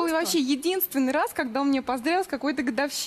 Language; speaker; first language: Russian; native; Russian